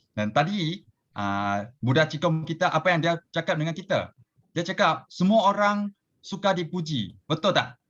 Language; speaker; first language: Malay; non-native, local second language; Chinese